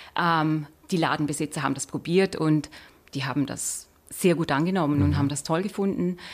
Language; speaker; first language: German; native; German